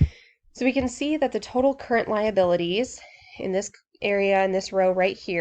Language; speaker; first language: English; native; English